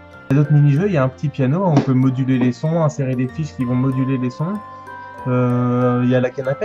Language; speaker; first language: French; native; French